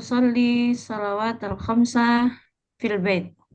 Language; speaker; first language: Arabic; non-native, learner; Indonesian